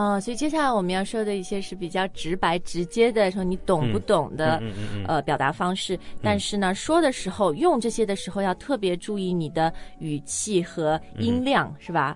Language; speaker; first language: Chinese; native; Chinese